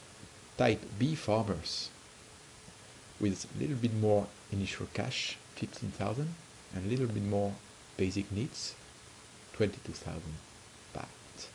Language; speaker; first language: English; non-native, fluent; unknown